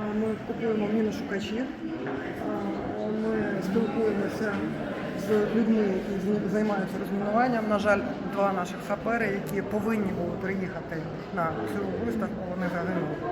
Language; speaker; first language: Ukrainian; native; Ukrainian